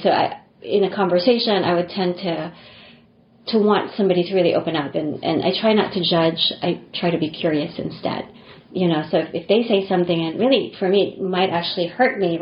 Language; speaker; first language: English; non-native, local second language; Filipino